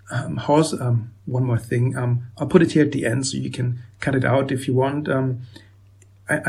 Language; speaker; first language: English; non-native, fluent; German